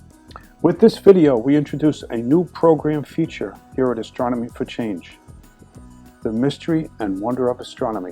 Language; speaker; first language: English; native; English